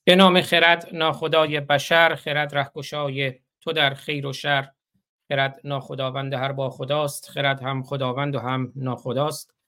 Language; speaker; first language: Persian; non-native, local second language; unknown